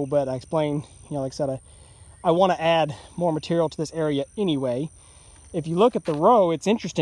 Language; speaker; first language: English; native; English